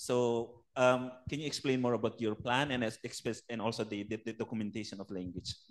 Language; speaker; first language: English; non-native, local second language; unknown